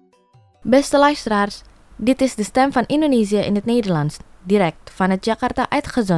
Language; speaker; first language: Dutch; non-native, fluent; Indonesian